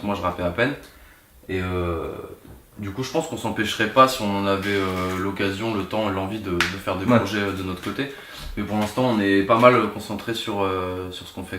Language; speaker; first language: French; native; French